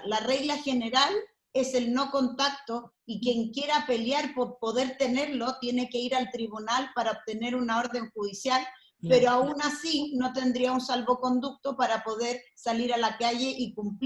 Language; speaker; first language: Spanish; native; Spanish